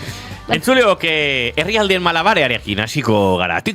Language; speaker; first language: Basque; native; Basque